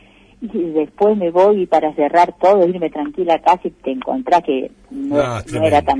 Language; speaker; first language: Spanish; native; Spanish